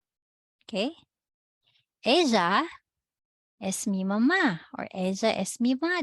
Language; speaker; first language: Spanish; non-native, fluent; Filipino